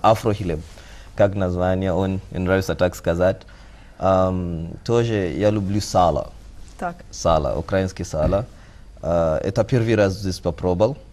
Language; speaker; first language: Russian; non-native, learner; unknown